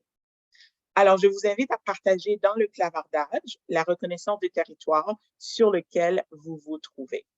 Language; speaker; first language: French; native; French